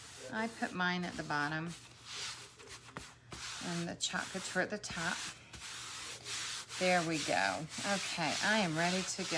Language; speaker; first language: English; native; English